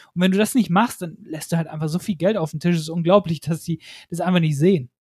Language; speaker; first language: German; native; German